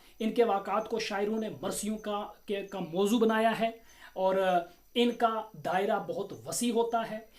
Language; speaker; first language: Urdu; non-native, local second language; Kashmiri